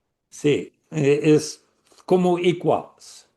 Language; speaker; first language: Spanish; non-native, learner; English